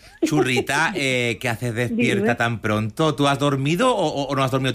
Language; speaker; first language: Spanish; native; Spanish